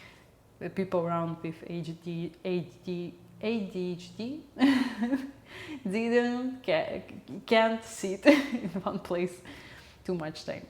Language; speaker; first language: English; non-native, learner; Russian